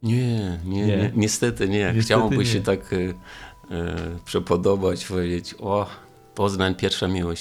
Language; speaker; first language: Polish; non-native, fluent; Romanian